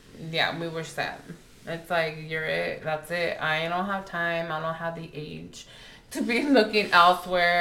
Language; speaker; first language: English; early bilingual, other home language; Spanish